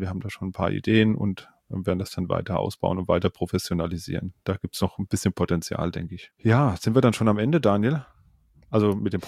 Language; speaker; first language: German; native; German